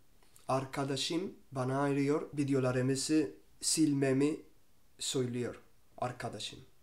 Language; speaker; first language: Turkish; non-native, learner; Spanish